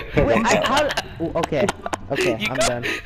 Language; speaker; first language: English; native; English